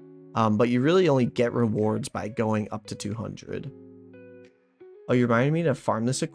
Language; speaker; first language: English; native; English